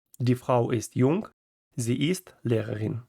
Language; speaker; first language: German; non-native, fluent; Ukrainian